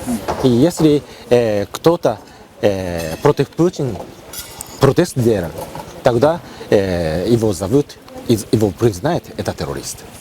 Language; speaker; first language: Russian; non-native, learner; Japanese